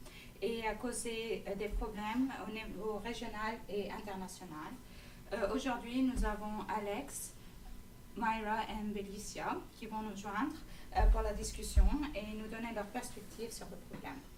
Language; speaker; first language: French; non-native, fluent; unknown